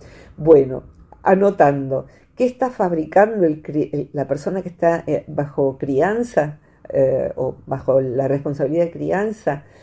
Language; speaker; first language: Spanish; native; Spanish